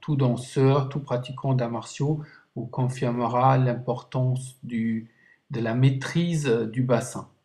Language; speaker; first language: French; non-native, fluent; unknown